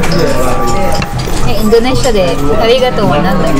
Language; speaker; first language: Japanese; native; Japanese